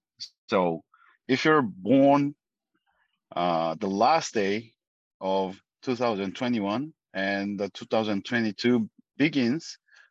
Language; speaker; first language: English; non-native, fluent; Korean